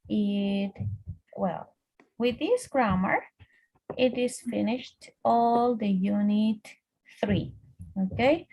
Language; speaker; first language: English; non-native, fluent; Spanish